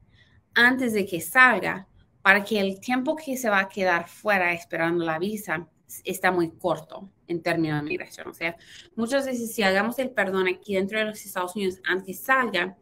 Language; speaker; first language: Spanish; early bilingual, heritage; Spanish